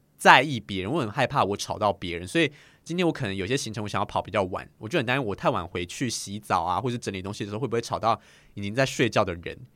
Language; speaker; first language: Chinese; native; Chinese